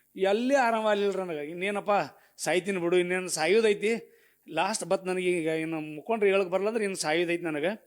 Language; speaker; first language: Kannada; native; Kannada